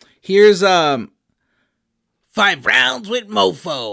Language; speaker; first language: English; early bilingual, other home language; Spanish